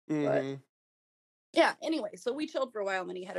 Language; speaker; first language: English; native; English